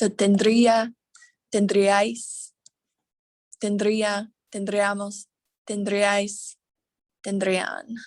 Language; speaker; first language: Spanish; non-native, fluent; English